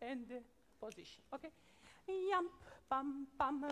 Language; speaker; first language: English; non-native, learner; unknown